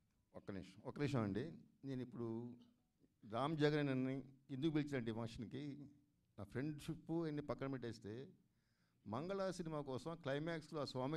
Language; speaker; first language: Telugu; native; Telugu